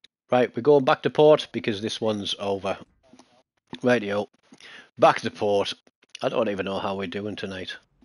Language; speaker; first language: English; native; English